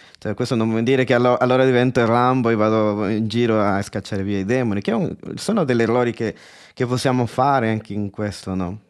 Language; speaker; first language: Italian; non-native, fluent; Spanish